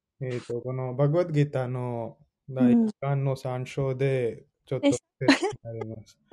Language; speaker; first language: Japanese; non-native, fluent; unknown